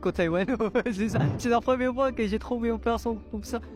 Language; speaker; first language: French; non-native, learner; Filipino